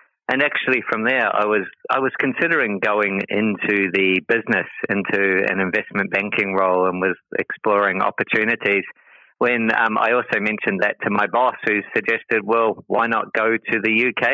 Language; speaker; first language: English; native; English